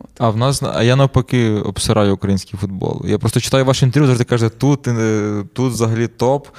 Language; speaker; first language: Ukrainian; native; Ukrainian